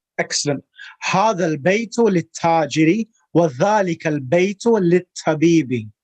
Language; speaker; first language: Arabic; non-native, fluent; English